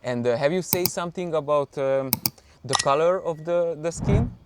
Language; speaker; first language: English; non-native, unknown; Hungarian